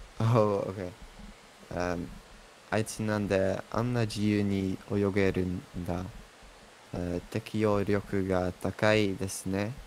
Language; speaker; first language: Japanese; non-native, learner; English